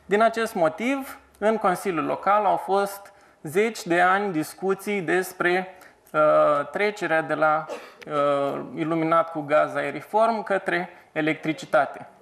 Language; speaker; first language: Romanian; native; Romanian